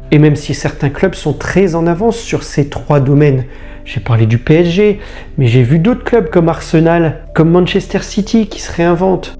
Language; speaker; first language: French; native; French